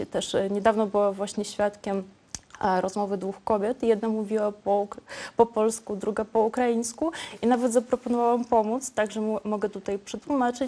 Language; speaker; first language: Polish; non-native, local second language; Ukrainian